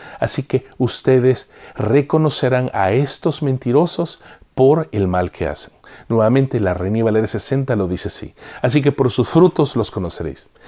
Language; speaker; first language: Spanish; native; Spanish